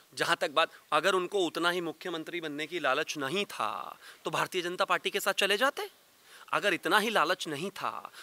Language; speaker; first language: Hindi; native; Hindi